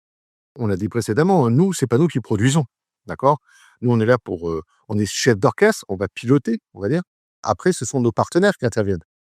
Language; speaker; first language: French; native; French